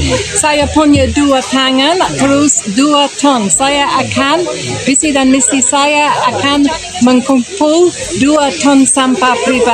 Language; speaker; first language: Indonesian; non-native, learner; English